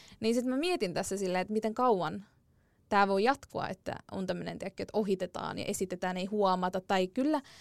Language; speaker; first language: Finnish; early bilingual, other home language; Arabic